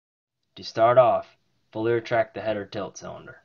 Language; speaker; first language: English; native; English